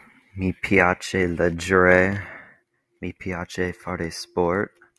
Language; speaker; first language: Italian; non-native, learner; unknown